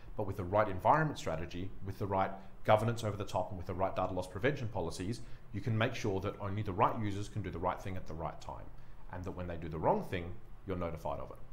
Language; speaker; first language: English; native; English